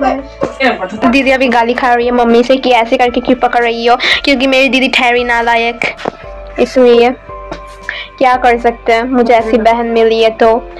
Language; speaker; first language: Hindi; non-native, local second language; Bangla